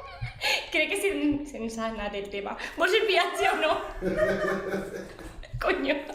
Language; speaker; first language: Catalan; non-native, local second language; Spanish